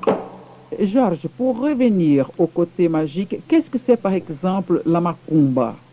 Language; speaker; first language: French; non-native, fluent; Portuguese